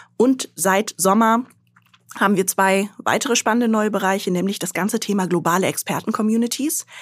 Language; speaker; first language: German; early bilingual, other home language; Arabic